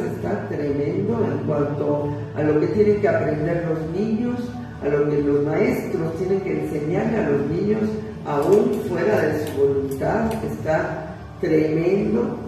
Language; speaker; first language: Spanish; native; Spanish